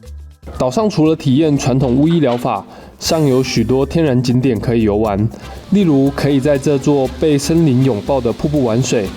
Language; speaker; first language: Chinese; native; Chinese